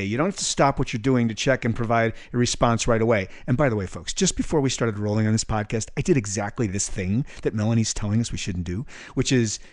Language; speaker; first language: English; native; English